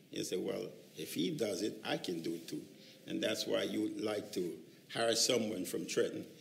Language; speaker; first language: English; native; English